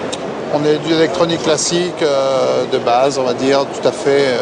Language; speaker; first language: French; native; French